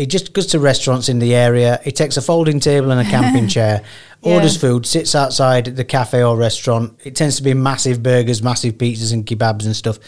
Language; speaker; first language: English; native; English